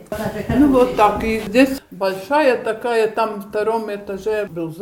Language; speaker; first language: Russian; non-native, local second language; Latvian